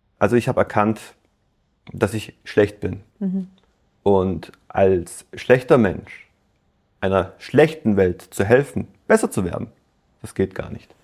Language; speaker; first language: German; native; German